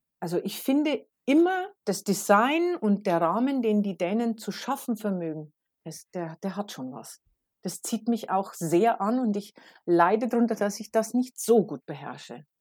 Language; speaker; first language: German; native; German